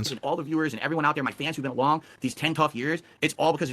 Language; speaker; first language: English; native; English